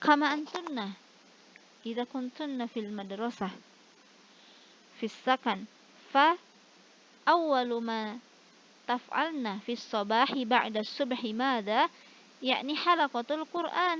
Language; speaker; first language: Arabic; non-native, fluent; Indonesian